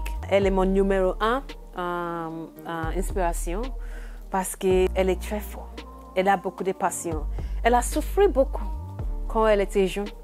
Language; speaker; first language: French; non-native, learner; English